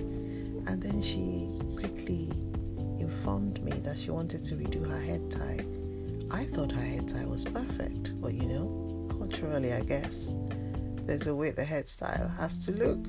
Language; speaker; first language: English; non-native, local second language; Yoruba